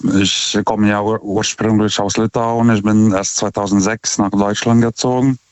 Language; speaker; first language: German; non-native, fluent; Lithuanian